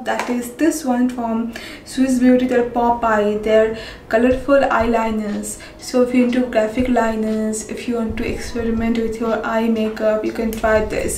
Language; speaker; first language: English; non-native, local second language; Bangla